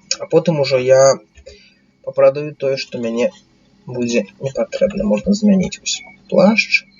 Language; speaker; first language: Belarusian; non-native, local second language; Russian